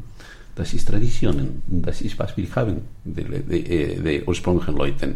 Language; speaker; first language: German; non-native, learner; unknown